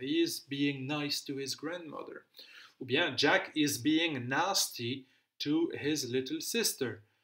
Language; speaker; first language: English; non-native, fluent; French